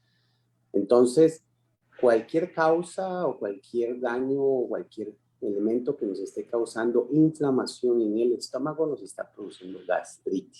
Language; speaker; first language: Spanish; native; Spanish